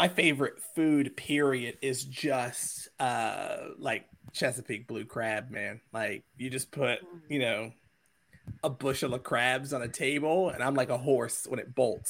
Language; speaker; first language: English; native; English